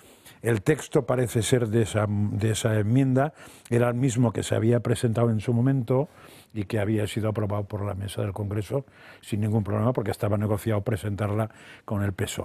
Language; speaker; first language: Spanish; native; Spanish